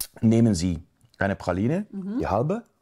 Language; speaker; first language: German; non-native, learner; Dutch